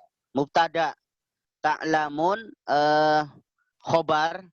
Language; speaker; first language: Arabic; non-native, learner; Indonesian